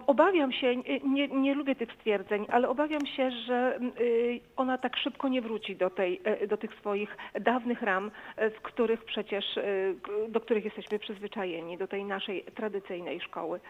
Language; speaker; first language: Polish; native; Polish